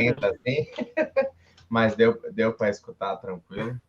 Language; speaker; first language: Portuguese; native; Portuguese